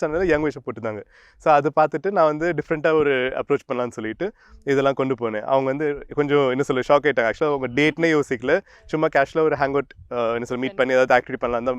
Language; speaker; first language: Tamil; native; Tamil